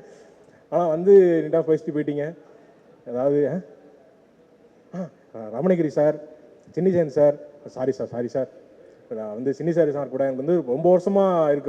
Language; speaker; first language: Tamil; native; Tamil